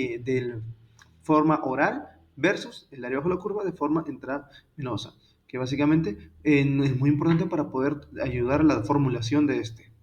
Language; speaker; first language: Spanish; native; Spanish